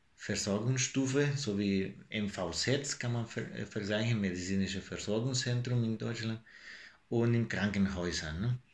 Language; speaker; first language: German; non-native, fluent; Spanish